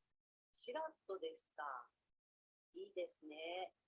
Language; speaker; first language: Japanese; non-native, learner; Indonesian